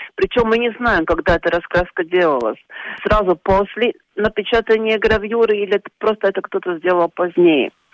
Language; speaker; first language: Russian; non-native, local second language; Latvian